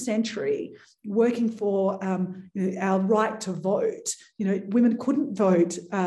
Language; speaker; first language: English; native; English